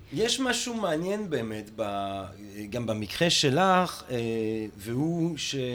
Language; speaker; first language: Hebrew; non-native, fluent; English